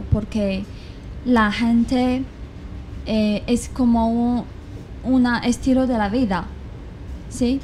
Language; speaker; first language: Spanish; non-native, fluent; Chinese